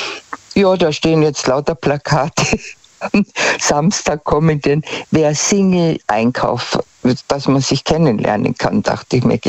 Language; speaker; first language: German; native; German